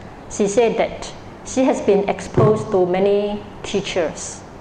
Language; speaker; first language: English; non-native, local second language; Chinese